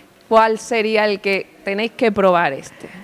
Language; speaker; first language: Spanish; native; Spanish